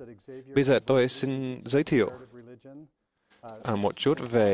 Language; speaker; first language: Vietnamese; non-native, fluent; English